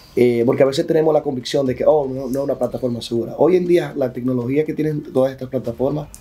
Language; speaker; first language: Spanish; native; Spanish